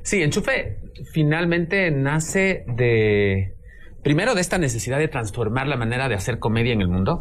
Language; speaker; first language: Spanish; native; Spanish